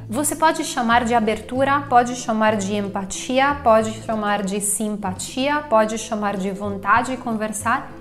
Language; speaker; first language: Portuguese; non-native, fluent; Italian